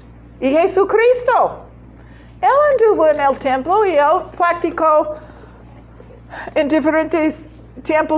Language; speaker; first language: Spanish; non-native, learner; English